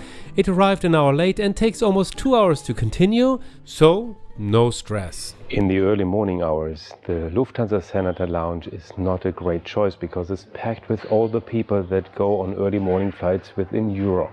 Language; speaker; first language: English; non-native, fluent; German